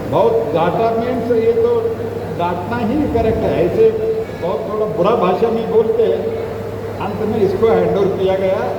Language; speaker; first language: Hindi; non-native, local second language; Kannada